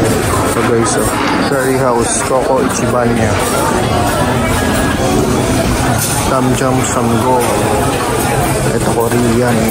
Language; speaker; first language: English; early bilingual, heritage; Filipino